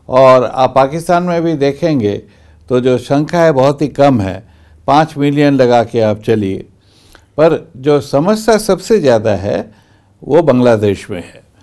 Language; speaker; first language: Hindi; non-native, local second language; Bangla